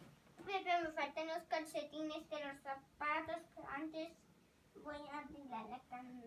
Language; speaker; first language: Spanish; early bilingual, other home language; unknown